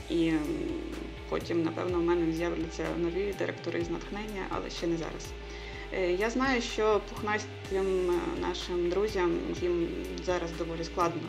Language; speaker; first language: Ukrainian; native; Ukrainian